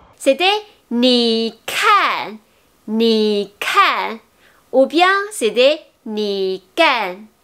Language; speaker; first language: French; non-native, fluent; Chinese